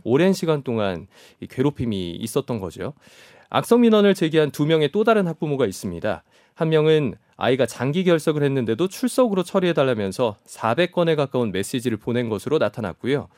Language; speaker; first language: Korean; native; Korean